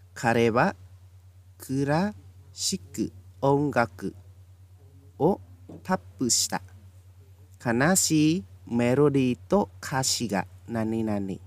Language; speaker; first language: Japanese; non-native, fluent; Khmer